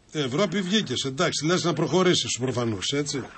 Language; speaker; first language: Greek; native; Greek